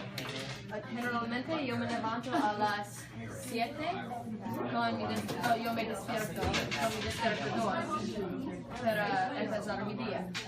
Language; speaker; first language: Spanish; non-native, fluent; English